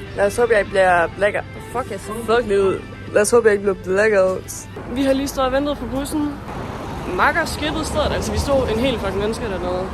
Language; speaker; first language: Danish; native; Danish